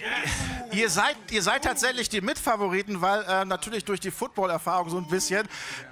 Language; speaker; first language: German; native; German